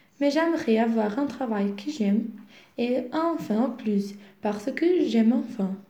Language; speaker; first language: French; non-native, learner; Portuguese